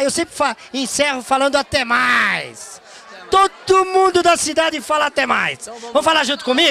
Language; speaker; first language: Portuguese; native; Portuguese